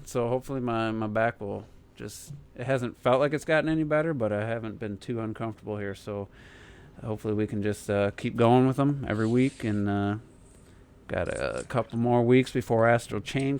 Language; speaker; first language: English; native; English